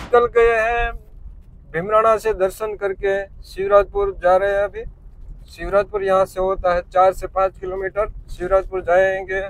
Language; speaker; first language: Hindi; non-native, local second language; Gujarati